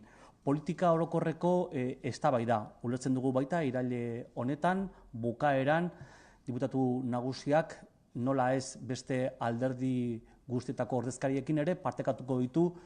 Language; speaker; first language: Basque; native; Basque